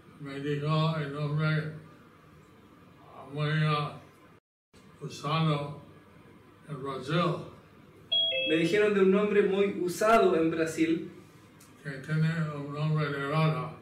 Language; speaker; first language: Spanish; non-native, learner; English